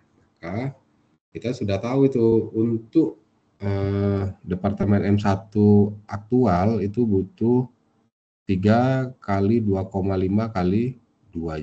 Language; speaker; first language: Indonesian; native; Indonesian